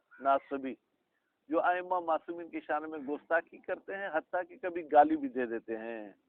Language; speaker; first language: Urdu; non-native, local second language; Sindhi